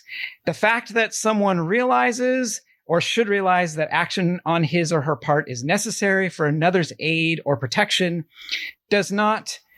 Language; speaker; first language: English; native; English